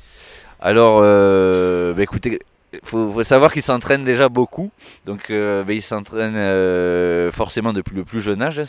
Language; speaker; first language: French; native; French